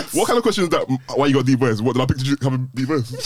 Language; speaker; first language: English; native; English